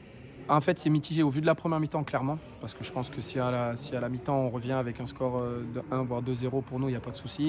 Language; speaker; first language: French; native; French